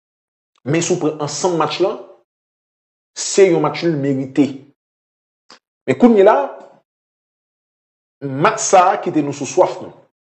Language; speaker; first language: French; non-native, local second language; Haitian Creole